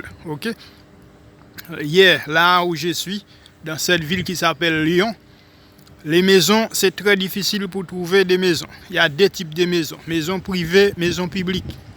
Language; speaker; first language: French; non-native, local second language; Haitian Creole